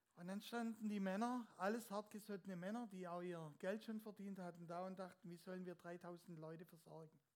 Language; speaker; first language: German; native; German